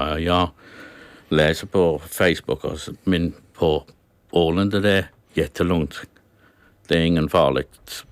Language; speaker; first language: Swedish; non-native, learner; English